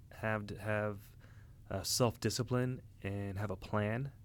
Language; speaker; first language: English; native; English